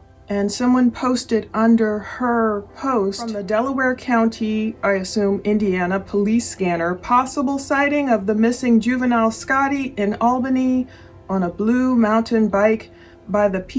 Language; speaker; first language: English; native; English